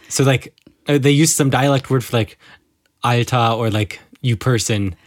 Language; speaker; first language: English; native; English